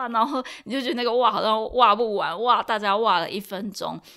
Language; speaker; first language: Chinese; native; Chinese